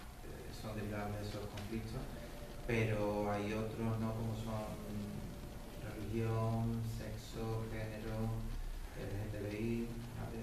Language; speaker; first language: Spanish; native; Spanish